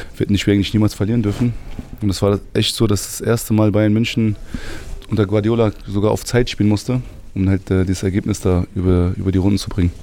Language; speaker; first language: German; early bilingual, other home language; Arabic